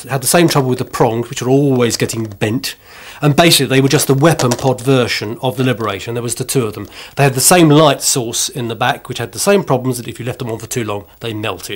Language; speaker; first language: English; native; English